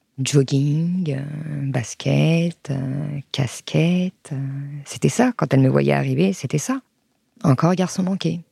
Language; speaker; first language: French; early bilingual, other home language; Arabic